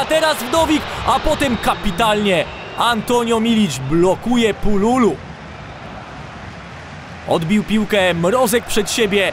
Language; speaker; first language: Polish; native; Polish